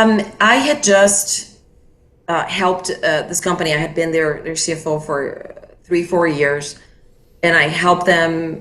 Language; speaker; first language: English; non-native, fluent; Portuguese